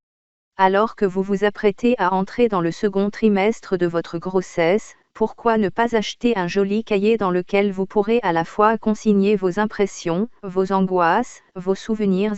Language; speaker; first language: French; native; French